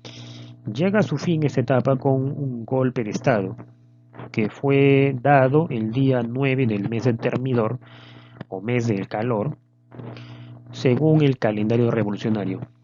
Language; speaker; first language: Spanish; native; Spanish